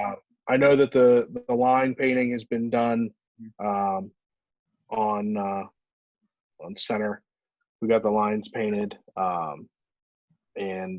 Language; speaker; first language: English; native; English